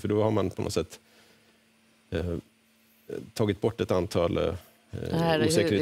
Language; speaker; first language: Swedish; native; Swedish